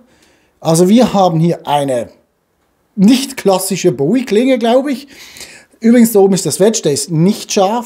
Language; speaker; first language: German; native; German